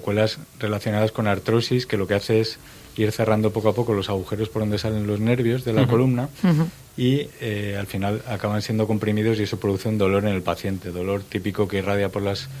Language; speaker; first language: Spanish; native; Spanish